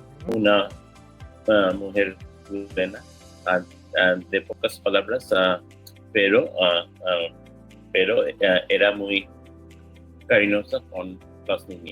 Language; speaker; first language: Spanish; non-native, learner; English